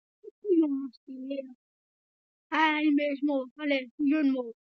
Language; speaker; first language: French; non-native, local second language; Morisyen